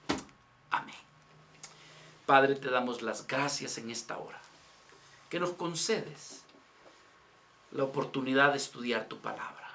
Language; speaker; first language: Spanish; native; Spanish